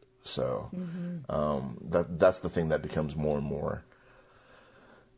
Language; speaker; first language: English; non-native, local second language; Chinese